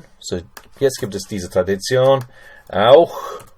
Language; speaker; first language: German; non-native, fluent; English